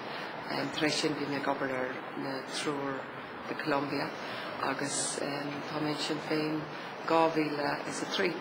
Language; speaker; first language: Irish; non-native, local second language; English